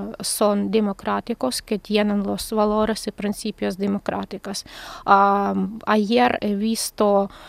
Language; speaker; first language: Spanish; non-native, learner; Ukrainian